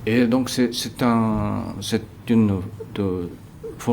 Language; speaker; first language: French; non-native, fluent; Japanese